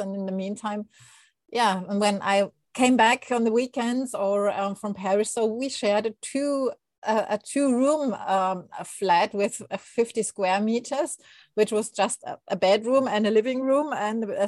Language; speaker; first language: English; non-native, fluent; German